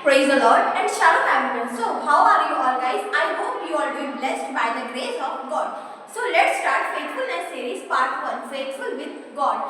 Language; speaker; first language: English; non-native, local second language; Hindi